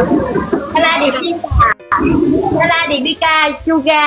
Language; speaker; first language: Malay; non-native, learner; Vietnamese